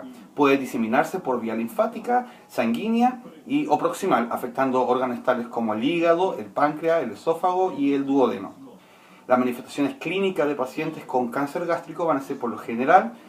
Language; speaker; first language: Spanish; native; Spanish